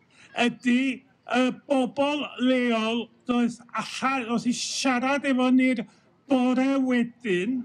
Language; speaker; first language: Welsh; native; Welsh